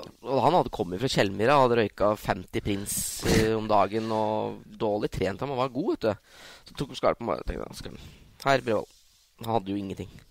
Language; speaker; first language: Norwegian; native; Norwegian